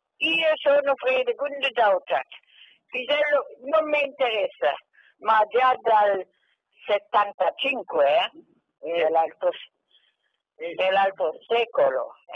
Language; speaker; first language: Italian; non-native, fluent; German